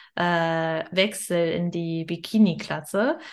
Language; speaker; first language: German; native; German